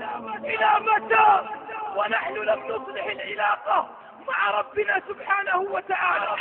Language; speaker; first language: Arabic; native; Arabic